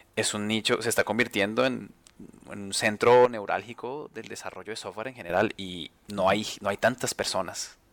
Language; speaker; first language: Spanish; native; Spanish